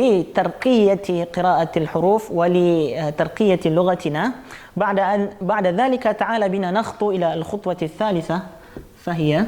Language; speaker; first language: Arabic; non-native, fluent; Indonesian